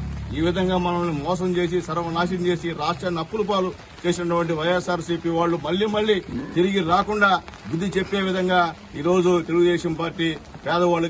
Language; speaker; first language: Telugu; native; Telugu